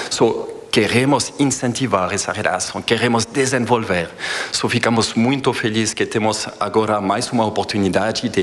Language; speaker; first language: Portuguese; non-native, fluent; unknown